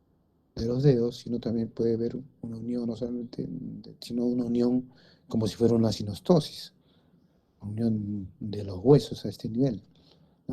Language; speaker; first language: Spanish; native; Spanish